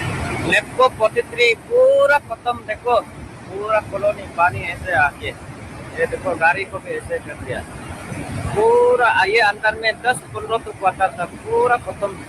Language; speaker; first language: Hindi; non-native, local second language; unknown